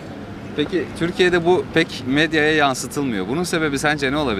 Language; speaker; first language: Turkish; native; Turkish